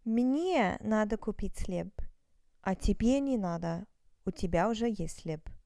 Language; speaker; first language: Russian; non-native, fluent; English